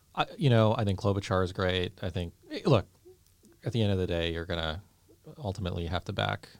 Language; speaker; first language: English; native; English